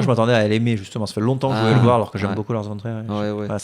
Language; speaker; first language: French; native; French